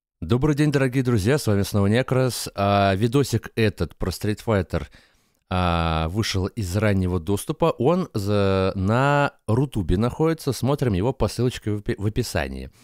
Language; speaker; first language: Russian; native; Russian